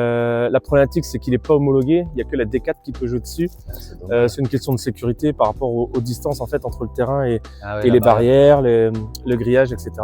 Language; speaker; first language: French; native; French